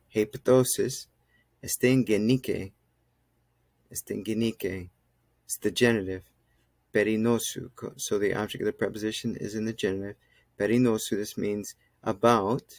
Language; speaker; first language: English; native; English